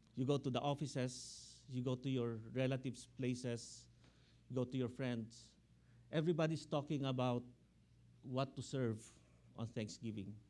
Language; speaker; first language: English; non-native, local second language; Filipino